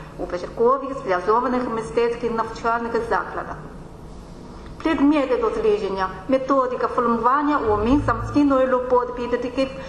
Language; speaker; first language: Ukrainian; non-native, learner; Chinese